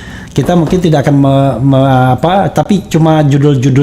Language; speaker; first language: Indonesian; native; Indonesian